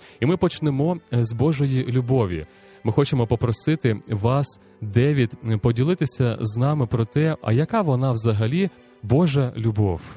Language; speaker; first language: Ukrainian; native; Ukrainian